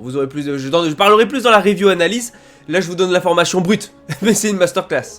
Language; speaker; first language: French; native; French